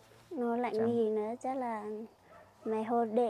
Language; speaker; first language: Vietnamese; non-native, local second language; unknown